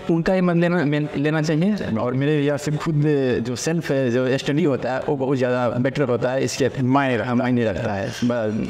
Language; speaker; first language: Hindi; native; Hindi